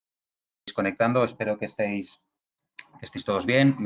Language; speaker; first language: Spanish; native; Spanish